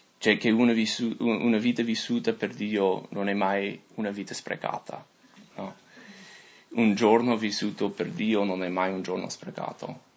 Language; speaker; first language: Italian; non-native, fluent; English